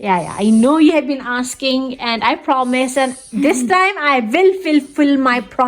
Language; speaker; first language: English; non-native, local second language; Urdu